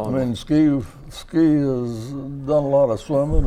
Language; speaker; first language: English; native; English